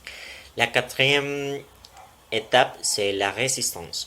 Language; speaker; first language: French; non-native, learner; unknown